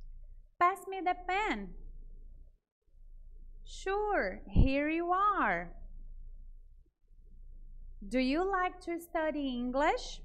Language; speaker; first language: English; non-native, fluent; Portuguese